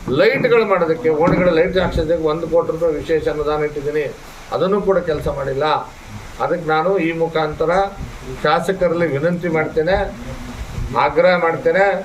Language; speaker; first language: Kannada; native; Kannada